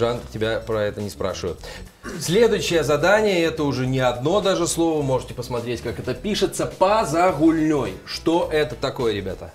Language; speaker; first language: Russian; native; Russian